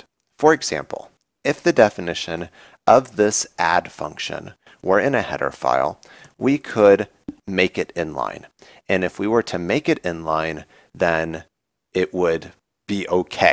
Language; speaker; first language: English; native; English